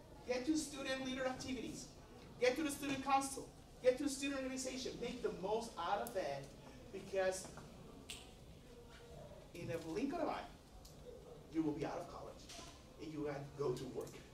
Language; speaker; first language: English; non-native, fluent; Spanish